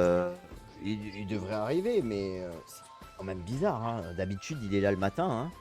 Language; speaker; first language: French; native; French